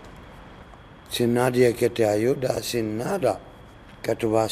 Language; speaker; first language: Spanish; non-native, learner; Arabic